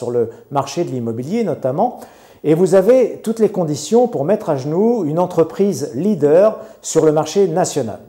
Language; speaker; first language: French; non-native, local second language; Arabic